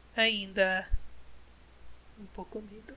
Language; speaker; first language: Portuguese; non-native, learner; English